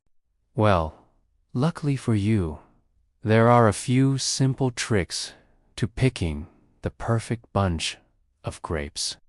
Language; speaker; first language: English; native; English